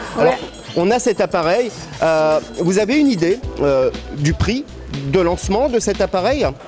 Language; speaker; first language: French; native; French